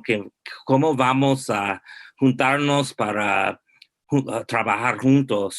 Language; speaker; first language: Spanish; non-native, fluent; English